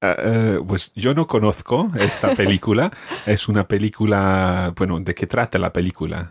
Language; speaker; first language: Spanish; non-native, fluent; English